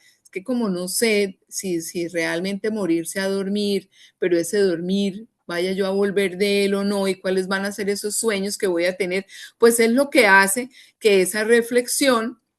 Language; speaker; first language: Spanish; native; Spanish